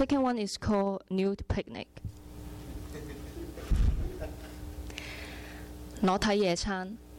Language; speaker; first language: English; non-native, fluent; Cantonese